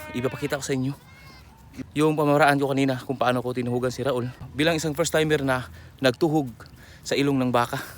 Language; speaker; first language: Filipino; non-native, local second language; Cebuano